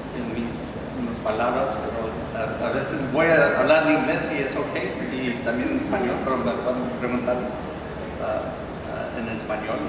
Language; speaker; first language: Spanish; early bilingual, heritage; Spanish